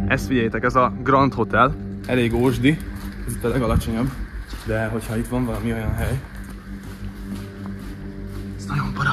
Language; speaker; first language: Hungarian; native; Hungarian